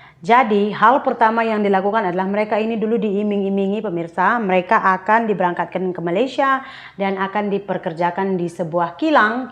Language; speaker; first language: Indonesian; native; Indonesian